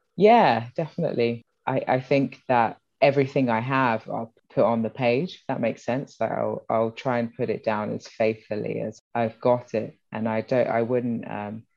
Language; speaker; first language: English; early bilingual, other home language; Yoruba